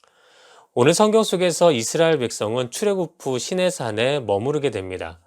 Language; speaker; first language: Korean; native; Korean